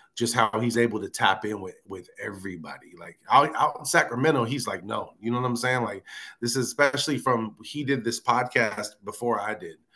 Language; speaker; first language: English; native; English